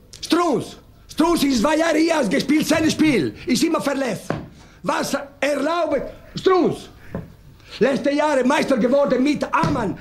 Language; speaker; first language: German; non-native, learner; Italian